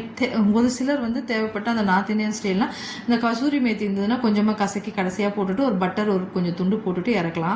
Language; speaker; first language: Tamil; native; Tamil